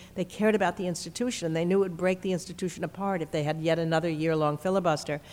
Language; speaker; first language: English; native; English